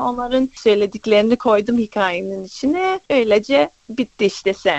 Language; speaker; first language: Turkish; early bilingual, other home language; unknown